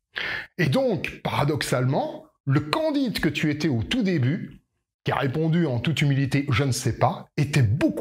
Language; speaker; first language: French; native; French